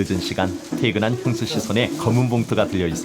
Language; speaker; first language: Korean; native; Korean